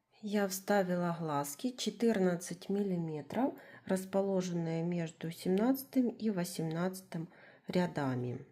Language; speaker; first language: Russian; native; Russian